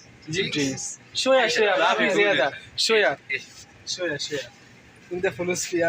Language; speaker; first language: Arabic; non-native, learner; Bangla